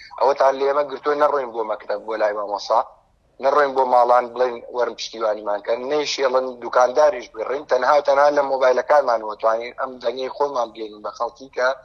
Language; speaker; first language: Central Kurdish; native; Central Kurdish